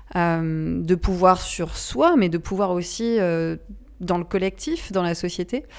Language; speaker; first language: French; native; French